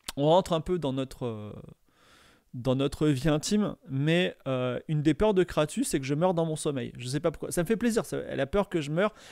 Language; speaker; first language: French; native; French